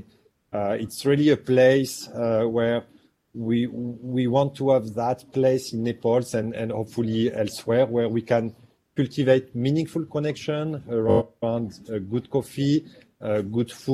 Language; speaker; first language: English; non-native, fluent; French